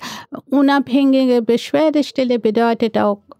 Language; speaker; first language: German; non-native, fluent; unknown